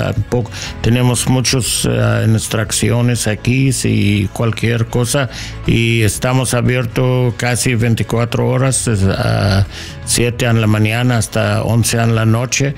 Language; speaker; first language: Spanish; non-native, learner; English